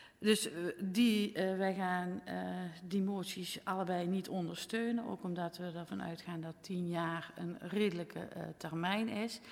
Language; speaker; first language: Dutch; native; Dutch